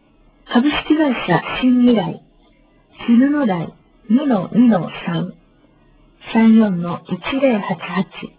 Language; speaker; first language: Japanese; native; Japanese